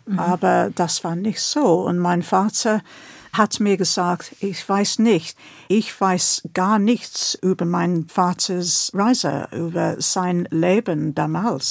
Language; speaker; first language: German; non-native, fluent; English